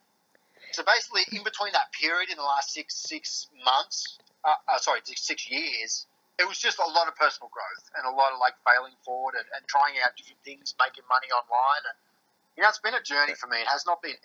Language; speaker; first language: English; native; English